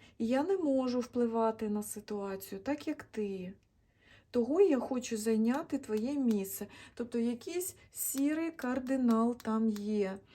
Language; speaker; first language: Ukrainian; native; Ukrainian